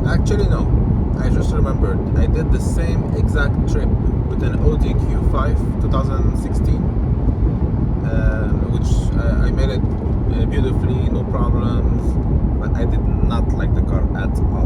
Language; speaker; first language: English; non-native, fluent; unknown